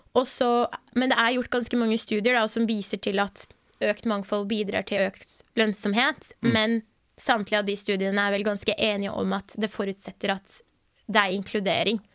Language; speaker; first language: Norwegian; early bilingual, other home language; Persian